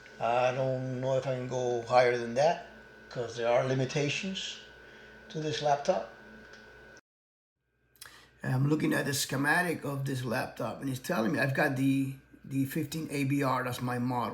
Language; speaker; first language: English; native; English